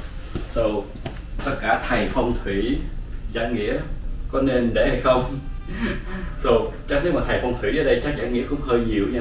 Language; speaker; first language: Vietnamese; native; Vietnamese